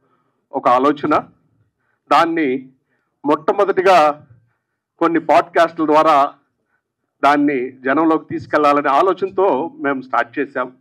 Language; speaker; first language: Telugu; native; Telugu